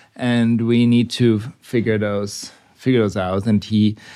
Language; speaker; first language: English; non-native, fluent; German